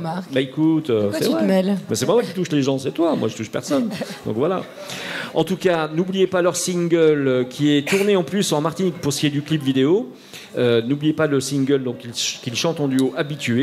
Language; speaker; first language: French; native; French